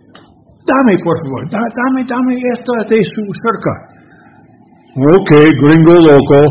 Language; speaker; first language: Spanish; non-native, learner; English